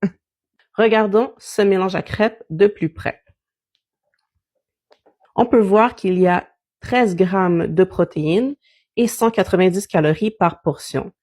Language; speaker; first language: French; native; French